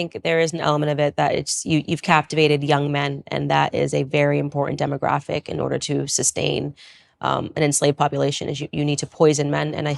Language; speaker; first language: English; native; English